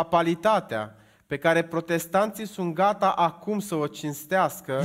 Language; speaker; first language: Romanian; native; Romanian